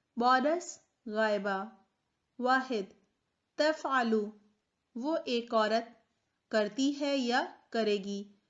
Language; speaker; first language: Urdu; native; Urdu